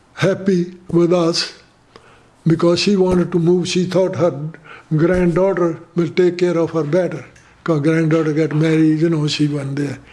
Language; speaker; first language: English; non-native, fluent; Punjabi